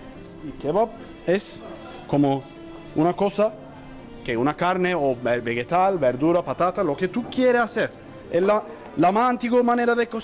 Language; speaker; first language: Spanish; non-native, learner; Turkish